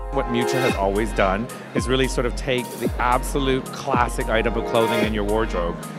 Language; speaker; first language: English; native; English